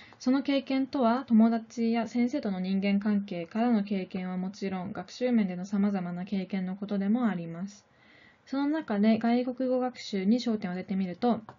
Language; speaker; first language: Japanese; non-native, fluent; Korean